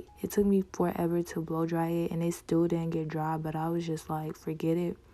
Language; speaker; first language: English; native; English